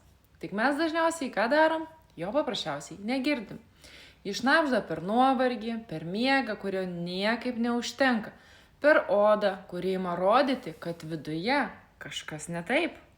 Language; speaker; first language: Lithuanian; native; Lithuanian